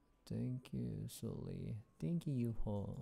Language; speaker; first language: English; non-native, learner; Korean